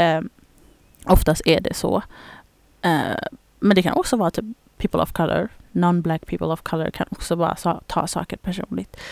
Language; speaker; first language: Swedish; early bilingual, other home language; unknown